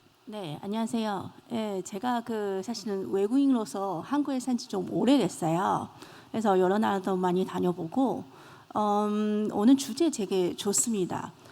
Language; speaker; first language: Korean; non-native, fluent; Chinese